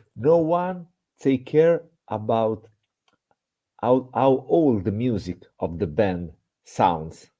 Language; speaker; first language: English; non-native, fluent; Italian